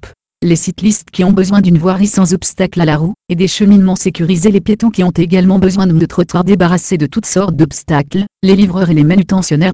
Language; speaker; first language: French; native; French